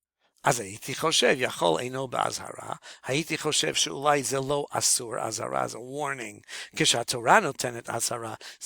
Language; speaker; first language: Hebrew; non-native, fluent; English